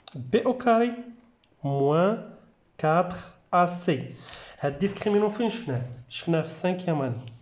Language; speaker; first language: French; non-native, local second language; Arabic